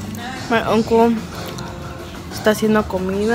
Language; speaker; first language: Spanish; early bilingual, heritage; Spanish